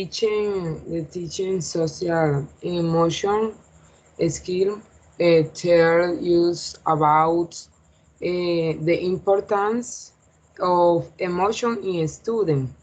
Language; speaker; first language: English; non-native, learner; Spanish